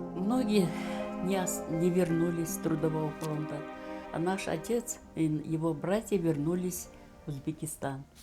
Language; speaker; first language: Russian; native; Russian